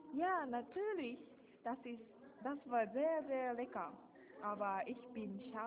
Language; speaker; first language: German; non-native, learner; Japanese